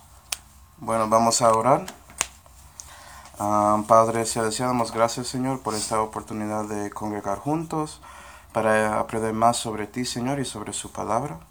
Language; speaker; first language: Spanish; non-native, fluent; English